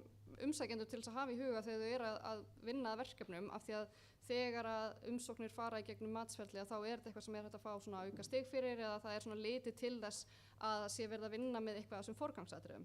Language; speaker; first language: Icelandic; native; Icelandic